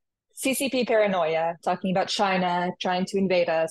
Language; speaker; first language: English; native; English